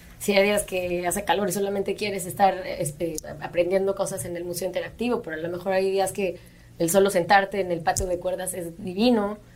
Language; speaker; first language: Spanish; native; Spanish